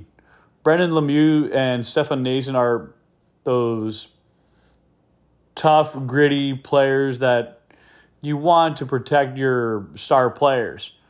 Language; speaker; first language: English; native; English